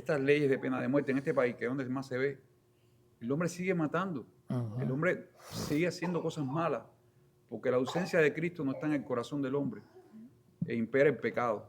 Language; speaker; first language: Spanish; native; Spanish